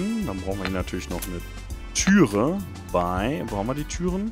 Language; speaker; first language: German; native; German